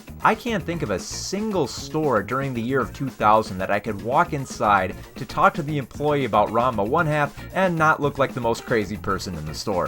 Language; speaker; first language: English; native; English